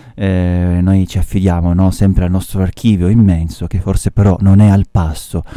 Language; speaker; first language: Italian; native; Italian